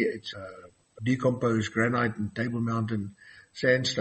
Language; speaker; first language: English; non-native, local second language; Afrikaans